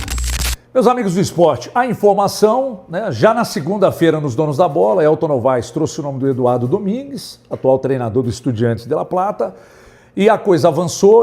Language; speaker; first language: Portuguese; native; Portuguese